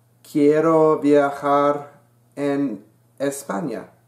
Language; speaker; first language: Spanish; non-native, learner; English